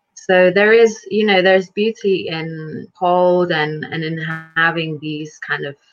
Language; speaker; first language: English; early bilingual, other home language; Lithuanian